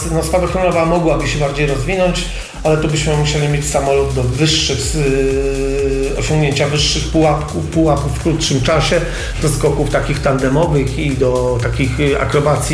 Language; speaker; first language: Polish; native; Polish